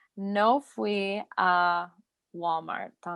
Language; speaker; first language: Spanish; non-native, learner; English